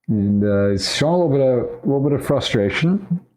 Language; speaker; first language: English; native; English